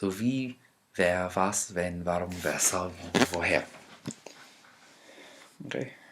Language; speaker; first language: German; non-native, fluent; English